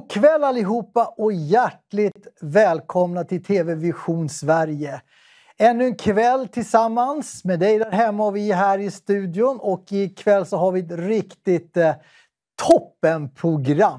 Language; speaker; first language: Swedish; native; Swedish